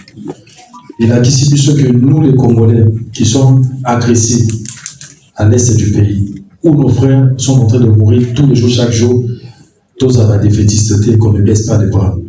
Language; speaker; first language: French; non-native, local second language; Lingala